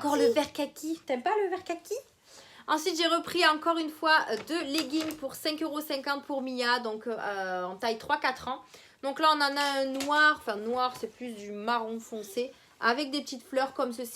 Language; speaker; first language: French; native; French